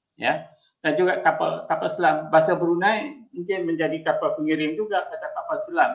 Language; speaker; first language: Malay; native; Malay